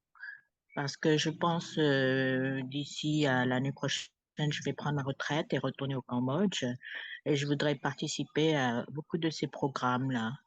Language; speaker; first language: French; non-native, fluent; Khmer